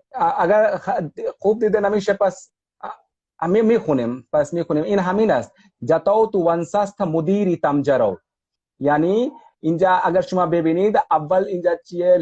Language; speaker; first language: Persian; non-native, fluent; Hindi